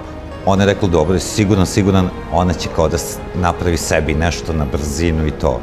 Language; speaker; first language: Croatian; early bilingual, heritage; Croatian